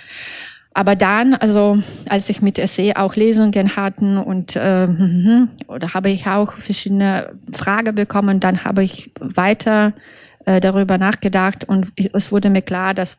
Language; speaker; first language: German; non-native, fluent; Russian